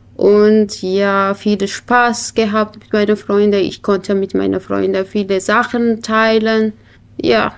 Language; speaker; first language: German; non-native, learner; Kurdish